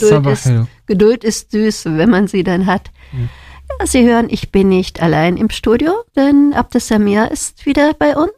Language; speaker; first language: German; native; German